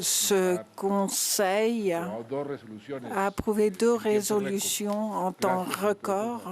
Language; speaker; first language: French; non-native, fluent; Spanish